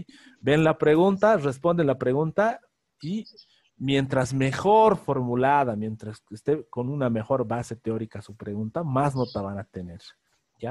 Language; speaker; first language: Spanish; native; Spanish